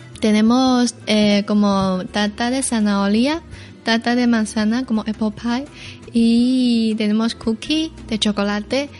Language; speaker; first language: Spanish; non-native, learner; Chinese